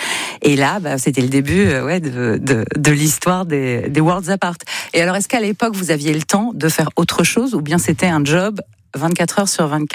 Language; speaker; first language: French; native; French